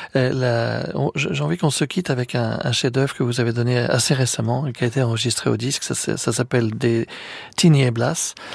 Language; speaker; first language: French; native; French